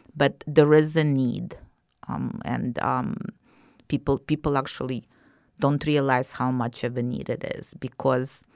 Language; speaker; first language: English; non-native, fluent; Russian